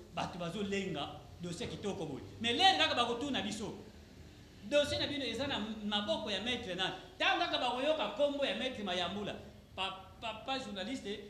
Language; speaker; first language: Lingala; non-native, local second language; Kongo